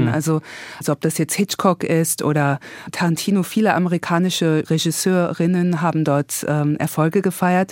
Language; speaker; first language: German; native; German